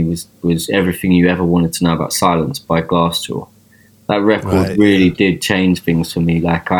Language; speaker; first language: English; native; English